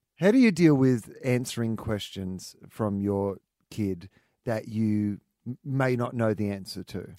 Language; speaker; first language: English; native; English